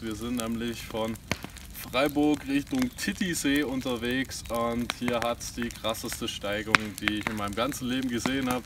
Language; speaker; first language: German; native; German